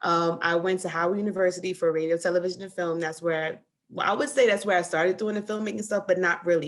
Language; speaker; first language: English; native; English